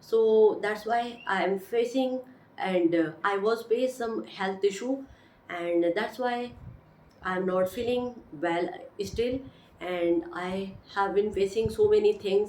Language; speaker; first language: English; non-native, learner; Hindi